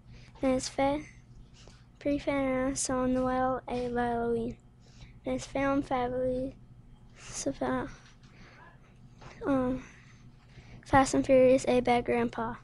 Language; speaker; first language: French; non-native, learner; English